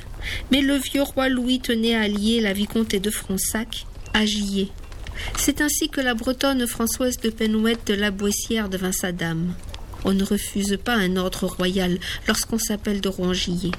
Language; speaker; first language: French; native; French